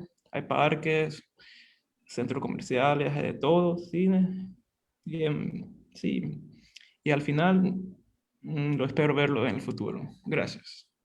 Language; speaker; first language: Spanish; non-native, fluent; Chinese